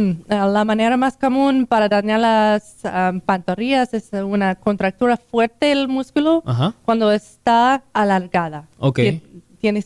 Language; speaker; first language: Spanish; non-native, learner; English